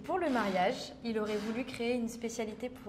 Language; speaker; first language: French; native; French